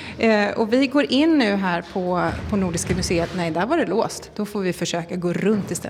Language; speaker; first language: Swedish; native; Swedish